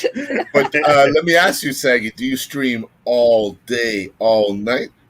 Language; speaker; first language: English; native; English